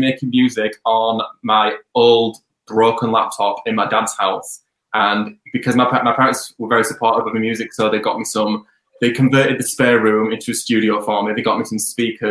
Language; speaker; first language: English; native; English